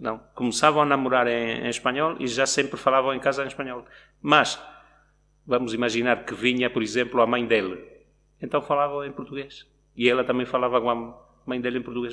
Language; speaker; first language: Portuguese; non-native, local second language; Spanish